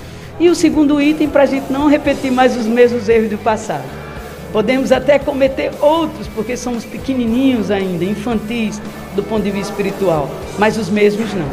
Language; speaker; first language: Portuguese; native; Portuguese